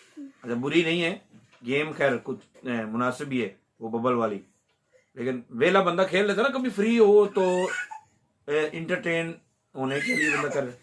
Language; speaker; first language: Urdu; non-native, local second language; Punjabi